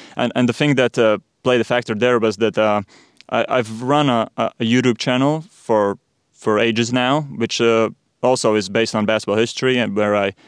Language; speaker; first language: English; non-native, fluent; Latvian